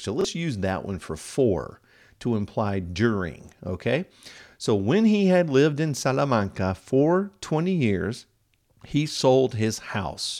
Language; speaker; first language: English; native; English